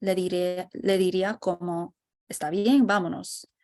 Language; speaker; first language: Spanish; non-native, fluent; English